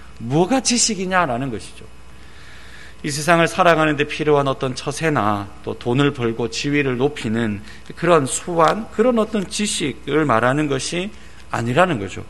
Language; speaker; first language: Korean; native; Korean